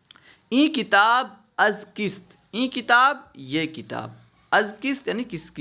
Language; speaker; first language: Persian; non-native, fluent; Urdu